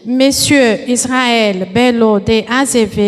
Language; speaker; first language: French; non-native, fluent; Portuguese